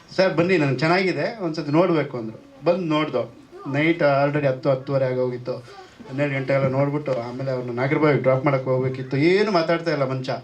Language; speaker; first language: Kannada; non-native, local second language; Kodava